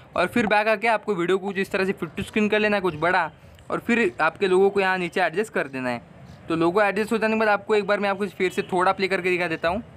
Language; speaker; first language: Hindi; non-native, local second language; Marathi